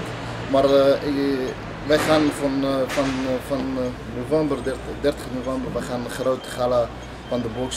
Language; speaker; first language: Dutch; non-native, learner; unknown